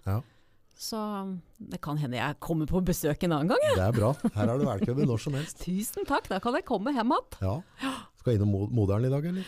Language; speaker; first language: Norwegian; native; Norwegian